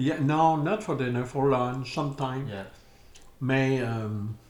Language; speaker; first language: English; non-native, learner; French